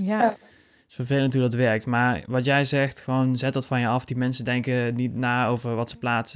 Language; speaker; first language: Dutch; native; Dutch